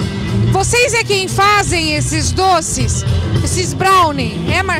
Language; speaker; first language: Portuguese; native; Portuguese